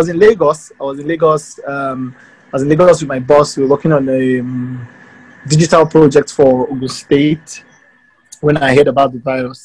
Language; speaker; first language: English; non-native, local second language; Yoruba